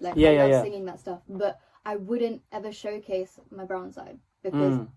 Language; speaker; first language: English; non-native, local second language; Telugu